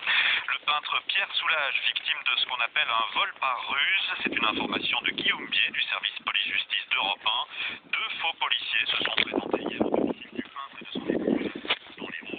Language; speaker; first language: French; native; French